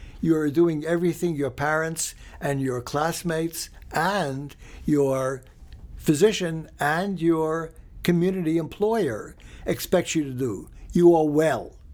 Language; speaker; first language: English; early bilingual, other home language; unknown